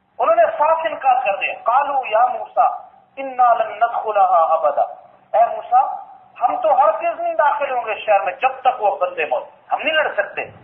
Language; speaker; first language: Urdu; non-native, local second language; Punjabi